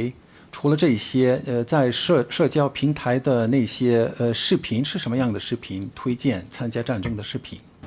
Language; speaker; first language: Chinese; non-native, fluent; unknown